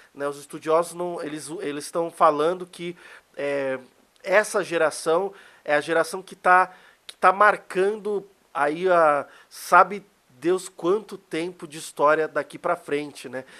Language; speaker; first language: Portuguese; native; Portuguese